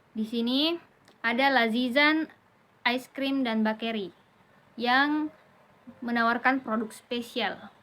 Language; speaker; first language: Indonesian; native; Indonesian